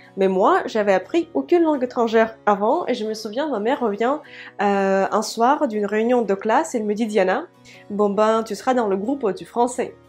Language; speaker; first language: French; non-native, fluent; Russian